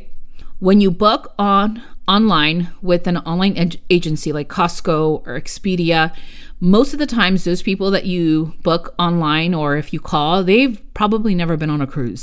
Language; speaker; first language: English; early bilingual, other home language; Spanish